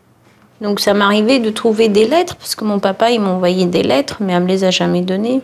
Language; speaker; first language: French; early bilingual, other home language; Arabic